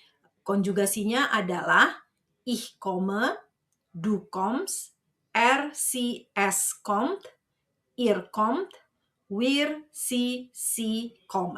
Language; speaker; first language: German; non-native, fluent; Indonesian